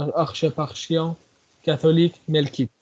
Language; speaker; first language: French; non-native, learner; Arabic